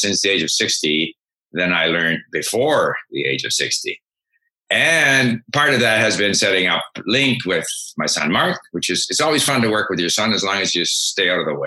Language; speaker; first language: English; native; English